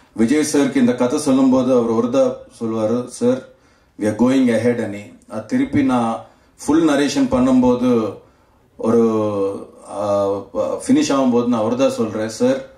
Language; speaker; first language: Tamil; non-native, learner; Telugu